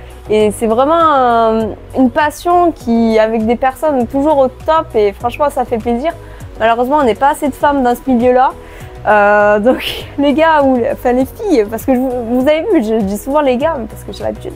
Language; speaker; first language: French; native; French